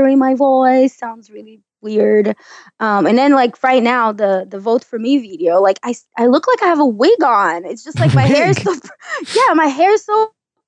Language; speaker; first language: English; non-native, fluent; Portuguese